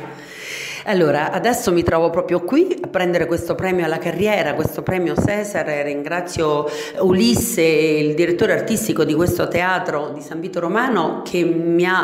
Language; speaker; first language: Italian; native; Italian